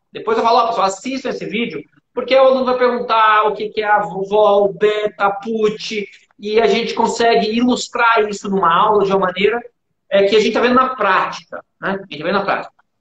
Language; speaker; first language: Portuguese; native; Portuguese